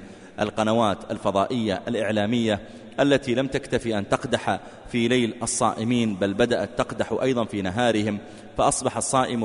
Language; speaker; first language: Arabic; native; Arabic